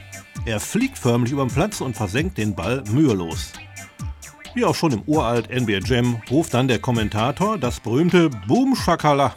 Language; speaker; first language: German; native; German